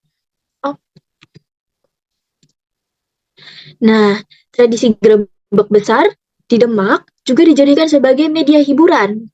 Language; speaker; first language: Indonesian; native; Indonesian